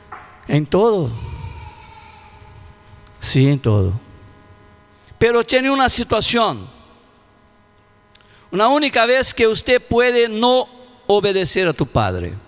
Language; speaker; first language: Spanish; non-native, learner; Portuguese